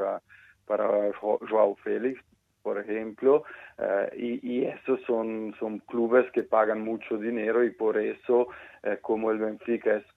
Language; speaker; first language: Spanish; non-native, fluent; Italian